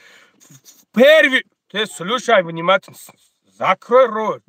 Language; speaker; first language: Russian; non-native, learner; Tajik